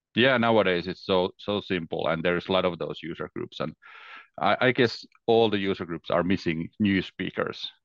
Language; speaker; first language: English; non-native, fluent; Finnish